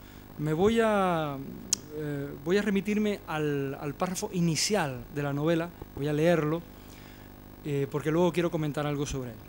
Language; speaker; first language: Spanish; native; Spanish